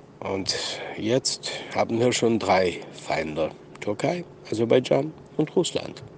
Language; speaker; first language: German; non-native, fluent; Armenian